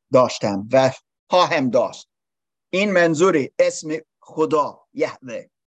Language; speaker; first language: Persian; non-native, learner; English